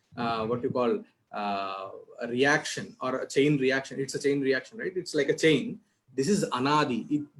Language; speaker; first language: English; non-native, local second language; Telugu